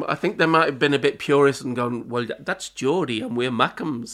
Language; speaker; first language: English; native; English